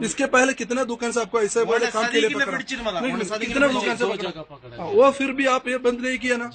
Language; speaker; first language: Hindi; non-native, local second language; Malayalam